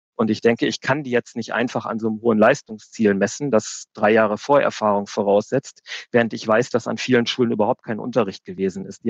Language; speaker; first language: German; native; German